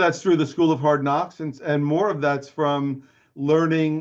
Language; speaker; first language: English; native; English